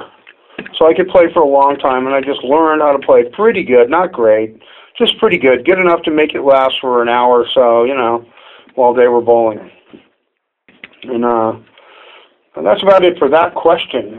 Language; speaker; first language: English; native; English